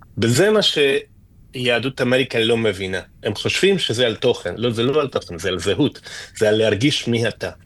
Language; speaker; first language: Hebrew; non-native, fluent; Spanish